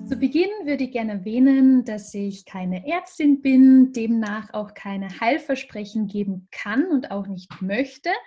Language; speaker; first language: German; native; German